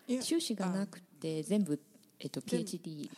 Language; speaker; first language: Japanese; native; Japanese